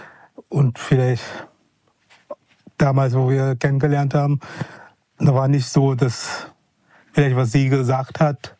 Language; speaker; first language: German; non-native, fluent; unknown